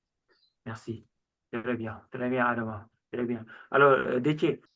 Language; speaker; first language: French; non-native, local second language; Wolof